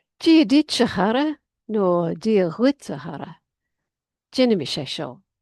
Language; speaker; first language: Irish; non-native, learner; English